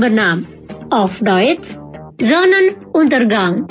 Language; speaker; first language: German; non-native, fluent; Indonesian